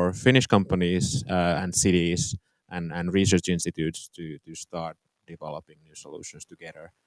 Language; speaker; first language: English; non-native, fluent; Finnish